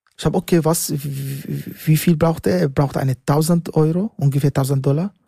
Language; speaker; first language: German; non-native, learner; Arabic